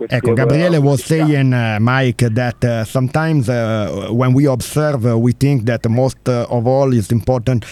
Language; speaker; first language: English; non-native, learner; Italian